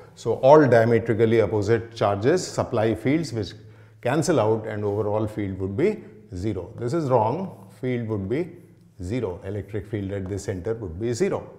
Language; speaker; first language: English; non-native, local second language; Hindi